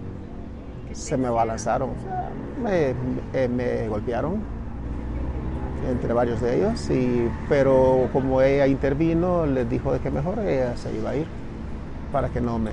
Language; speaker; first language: Spanish; native; Spanish